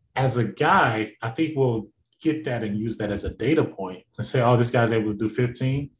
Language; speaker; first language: English; native; English